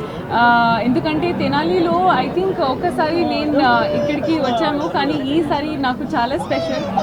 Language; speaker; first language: Telugu; non-native, fluent; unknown